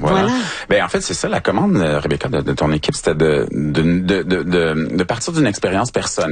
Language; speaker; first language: French; native; French